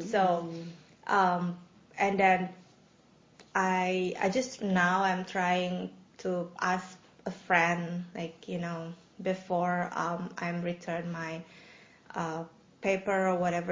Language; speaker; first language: English; non-native, fluent; Indonesian